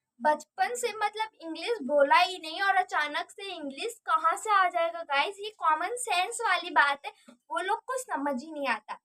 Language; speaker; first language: Hindi; native; Hindi